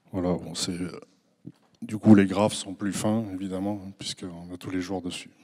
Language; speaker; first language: French; native; French